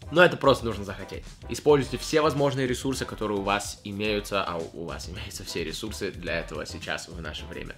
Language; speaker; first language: Russian; early bilingual, heritage; Russian